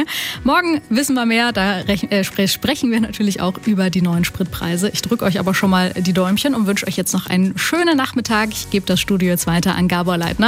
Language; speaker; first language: German; native; German